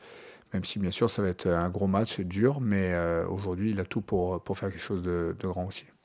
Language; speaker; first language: French; native; French